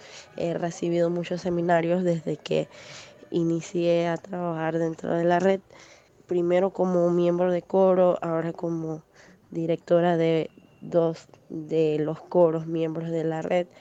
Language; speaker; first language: Spanish; native; Spanish